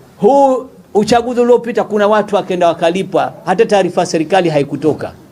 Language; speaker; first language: Swahili; native; Swahili